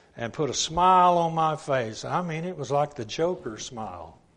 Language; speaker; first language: English; native; English